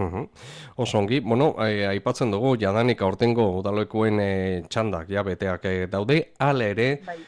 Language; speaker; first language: Basque; native; Basque